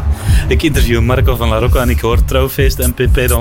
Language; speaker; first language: Dutch; native; Dutch